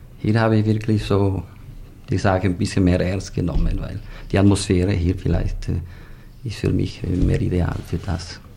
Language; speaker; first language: German; non-native, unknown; Italian